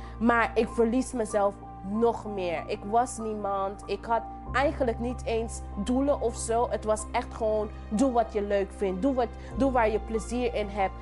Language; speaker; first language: Dutch; non-native, local second language; English